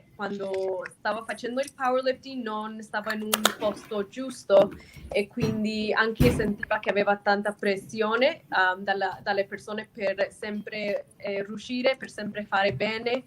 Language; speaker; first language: Italian; non-native, fluent; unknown